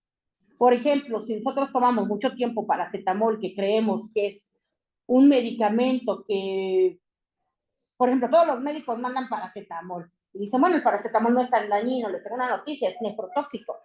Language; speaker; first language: Spanish; native; Spanish